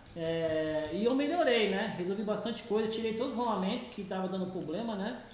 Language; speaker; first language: Portuguese; early bilingual, other home language; Japanese